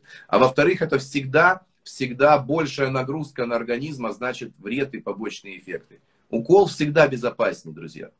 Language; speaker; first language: Russian; native; Russian